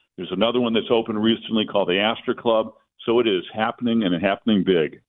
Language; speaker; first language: English; native; English